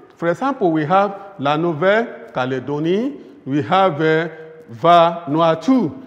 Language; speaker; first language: English; non-native, local second language; Yoruba